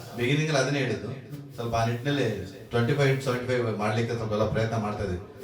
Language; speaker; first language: Kannada; native; Kannada